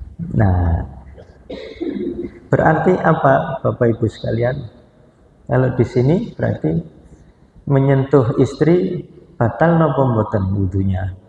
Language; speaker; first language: Indonesian; non-native, local second language; Javanese